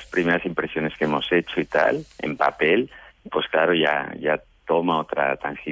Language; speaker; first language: Spanish; native; Spanish